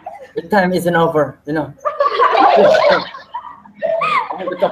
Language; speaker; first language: English; non-native, learner; Indonesian